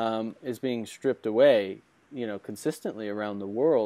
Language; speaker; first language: English; native; English